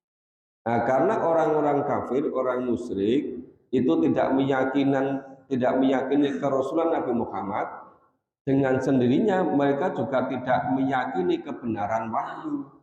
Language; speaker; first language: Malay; non-native, local second language; Javanese